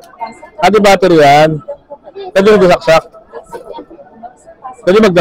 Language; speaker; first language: Filipino; native; Filipino